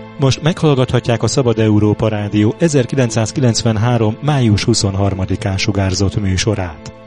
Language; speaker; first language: Hungarian; native; Hungarian